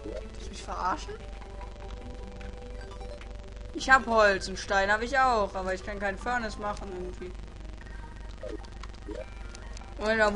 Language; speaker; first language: German; native; German